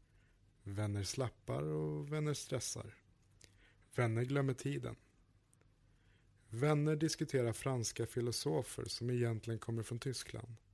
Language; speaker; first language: Swedish; native; Swedish